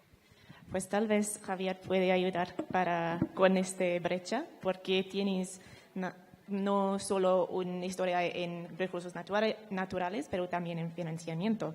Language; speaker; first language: Spanish; non-native, fluent; English